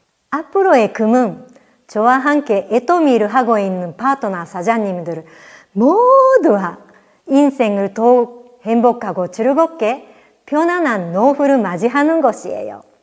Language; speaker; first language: Korean; non-native, fluent; Japanese